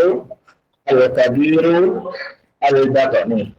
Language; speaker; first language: Arabic; non-native, learner; Indonesian